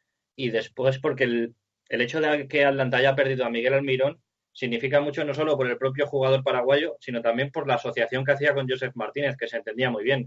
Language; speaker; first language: Spanish; native; Spanish